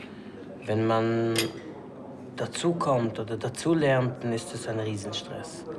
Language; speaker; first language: German; non-native, fluent; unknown